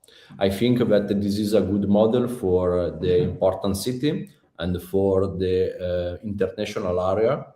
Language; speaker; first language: English; non-native, learner; Italian